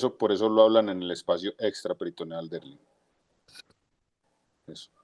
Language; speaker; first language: Spanish; native; Spanish